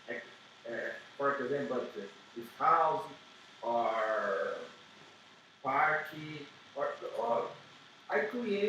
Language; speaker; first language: English; non-native, learner; Portuguese